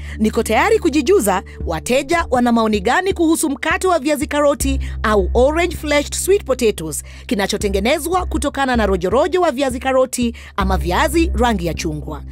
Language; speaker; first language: Swahili; native; Swahili